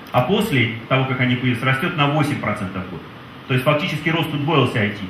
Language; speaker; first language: Russian; native; Russian